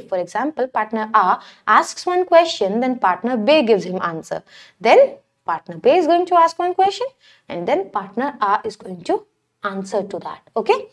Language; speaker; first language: English; non-native, local second language; Hindi